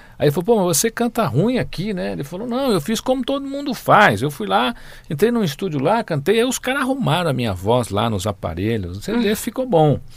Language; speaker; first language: Portuguese; native; Portuguese